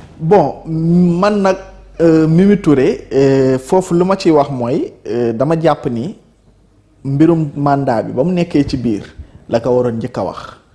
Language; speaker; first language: Wolof; native; Wolof